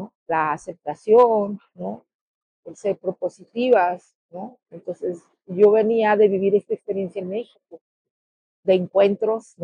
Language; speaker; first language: Spanish; native; Spanish